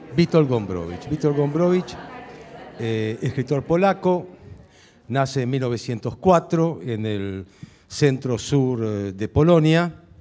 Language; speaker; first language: Spanish; early bilingual, other home language; Hungarian